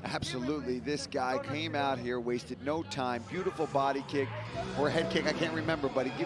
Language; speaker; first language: English; native; English